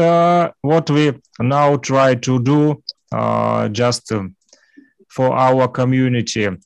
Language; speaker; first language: English; non-native, learner; Russian